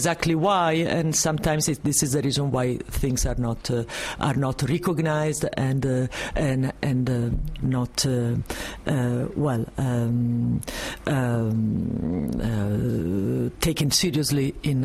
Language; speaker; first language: English; non-native, fluent; Italian